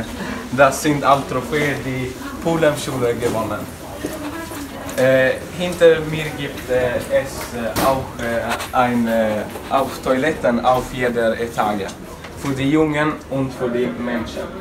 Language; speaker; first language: German; non-native, learner; Swedish